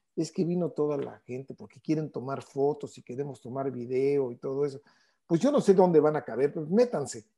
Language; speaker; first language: Spanish; native; Spanish